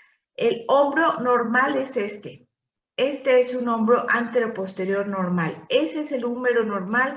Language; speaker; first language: Spanish; native; Spanish